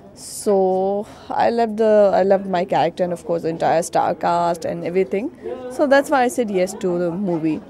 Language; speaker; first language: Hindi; native; Hindi